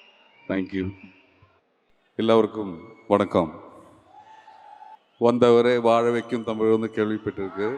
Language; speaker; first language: Tamil; non-native, learner; Malayalam